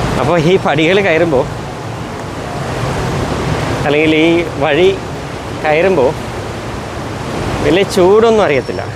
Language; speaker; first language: Malayalam; native; Malayalam